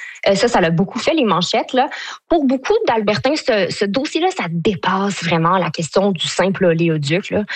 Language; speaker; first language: French; native; French